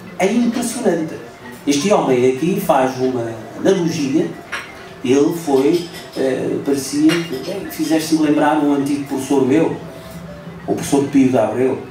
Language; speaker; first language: Portuguese; non-native, local second language; Upper Guinea Crioulo